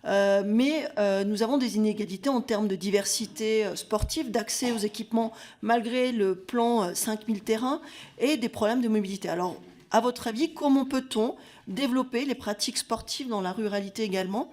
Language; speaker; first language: French; native; French